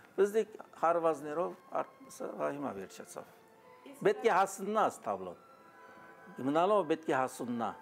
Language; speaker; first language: Armenian; early bilingual, heritage; Armenian